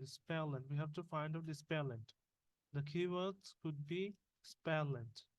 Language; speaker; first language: English; non-native, fluent; Bangla